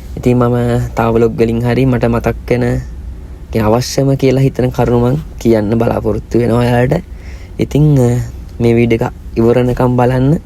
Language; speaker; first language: Sinhala; native; Sinhala